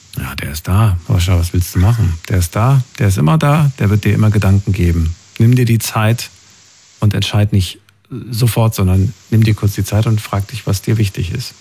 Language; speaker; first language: German; native; German